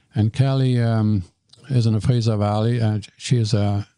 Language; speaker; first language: English; non-native, fluent; German